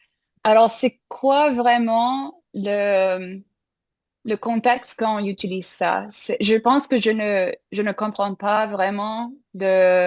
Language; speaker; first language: French; non-native, fluent; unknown